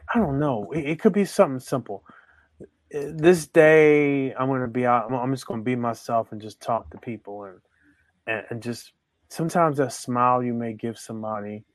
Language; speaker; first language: English; native; English